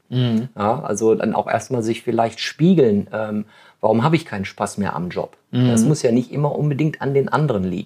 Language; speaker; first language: German; native; German